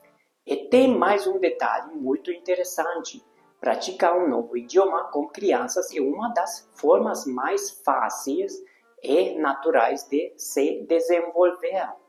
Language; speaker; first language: Portuguese; non-native, fluent; Hungarian